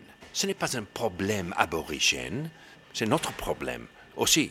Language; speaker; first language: French; non-native, learner; English